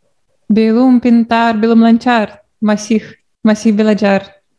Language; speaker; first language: Indonesian; non-native, learner; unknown